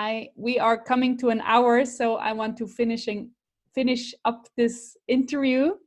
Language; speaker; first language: English; non-native, fluent; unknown